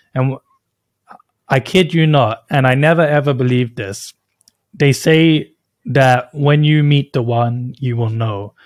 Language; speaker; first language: English; native; English